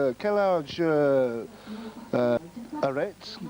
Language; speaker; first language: French; non-native, learner; English